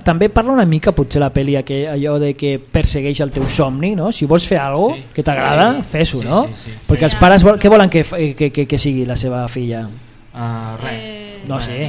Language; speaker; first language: Catalan; native; Catalan